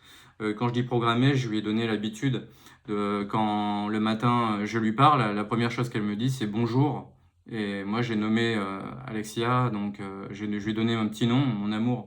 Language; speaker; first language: French; native; French